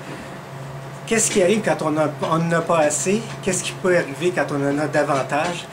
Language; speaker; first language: French; native; French